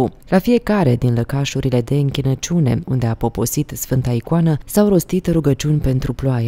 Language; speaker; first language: Romanian; native; Romanian